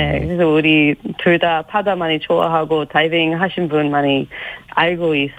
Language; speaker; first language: Korean; non-native, fluent; English